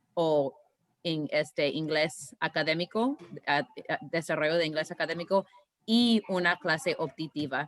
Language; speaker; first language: Spanish; early bilingual, heritage; Spanish